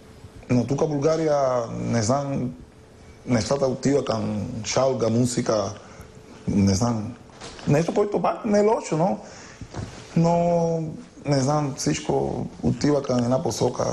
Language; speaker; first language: Bulgarian; non-native, learner; Spanish